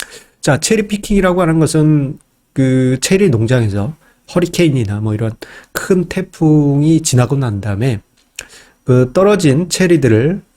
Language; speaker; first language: Korean; native; Korean